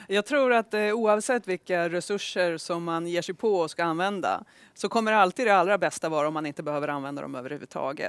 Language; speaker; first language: Swedish; native; Swedish